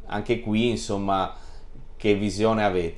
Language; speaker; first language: Italian; native; Italian